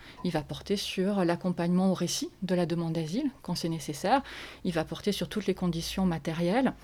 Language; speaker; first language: French; native; French